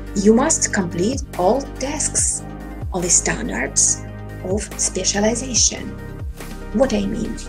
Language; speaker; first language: English; non-native, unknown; Russian